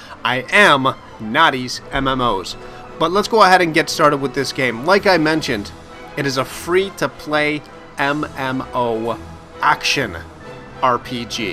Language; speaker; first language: English; native; English